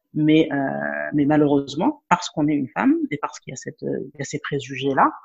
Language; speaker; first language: French; non-native, local second language; Wolof